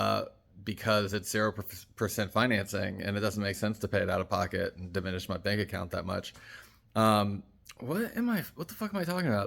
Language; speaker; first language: English; native; English